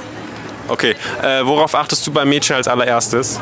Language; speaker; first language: German; native; German